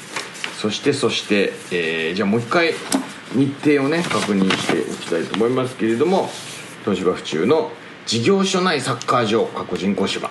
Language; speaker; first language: Japanese; native; Japanese